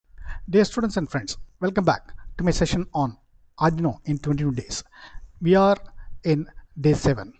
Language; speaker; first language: English; non-native, local second language; Tamil